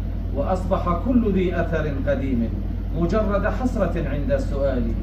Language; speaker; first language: Arabic; native; Arabic